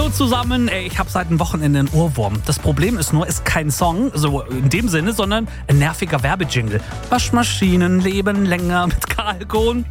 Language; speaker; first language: German; native; German